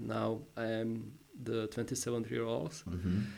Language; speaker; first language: English; non-native, learner; Czech